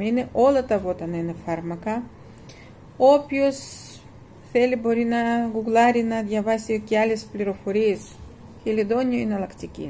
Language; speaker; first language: Greek; non-native, fluent; Russian